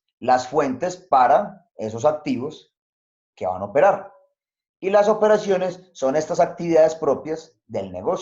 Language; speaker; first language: Spanish; native; Spanish